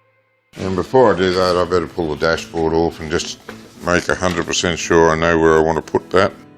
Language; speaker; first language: English; native; English